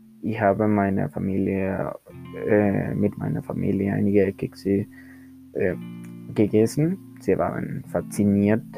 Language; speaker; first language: German; non-native, learner; Spanish